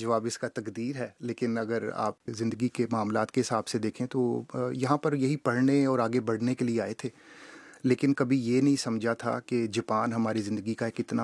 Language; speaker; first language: Urdu; native; Urdu